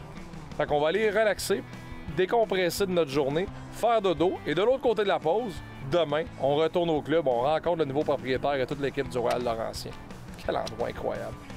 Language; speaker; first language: French; native; French